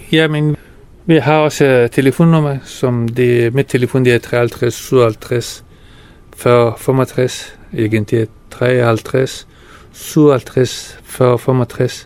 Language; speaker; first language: Danish; non-native, fluent; Persian